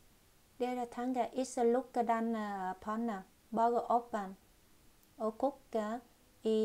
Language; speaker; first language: Norwegian; non-native, learner; Vietnamese